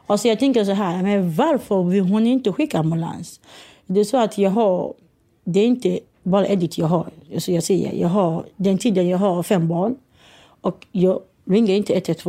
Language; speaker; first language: Swedish; non-native, learner; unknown